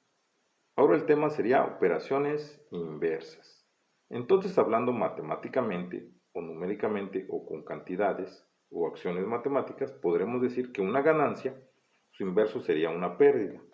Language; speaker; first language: Spanish; native; Spanish